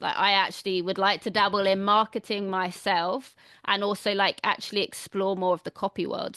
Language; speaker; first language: English; native; English